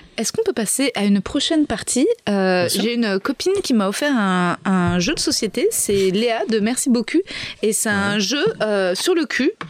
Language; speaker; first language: French; native; French